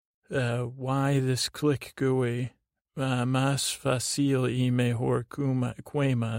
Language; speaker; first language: Spanish; non-native, learner; English